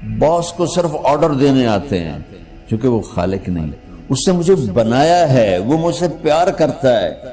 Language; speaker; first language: Urdu; non-native, local second language; Punjabi